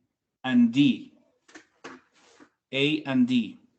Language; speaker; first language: English; non-native, fluent; Spanish